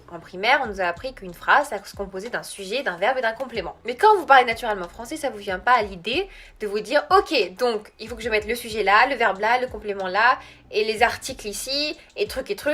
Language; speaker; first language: French; early bilingual, other home language; Arabic